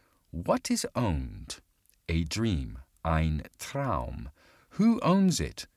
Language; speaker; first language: English; native; English